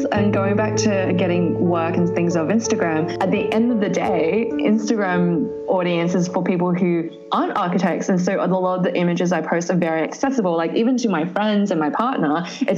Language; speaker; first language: English; native; English